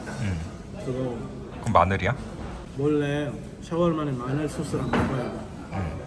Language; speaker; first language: Korean; non-native, fluent; Arabic